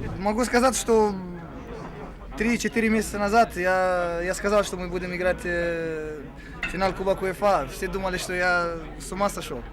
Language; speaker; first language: Russian; non-native, learner; Romanian